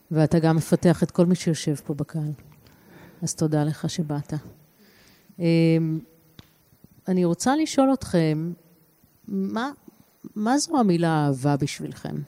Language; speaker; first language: Hebrew; native; Hebrew